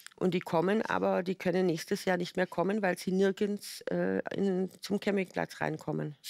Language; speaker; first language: German; native; German